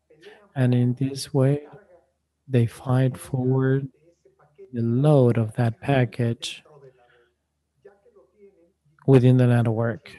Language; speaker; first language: English; non-native, fluent; Spanish